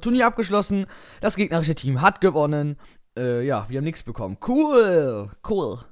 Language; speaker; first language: German; native; German